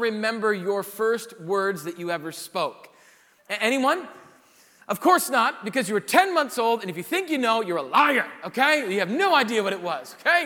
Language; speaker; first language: English; native; English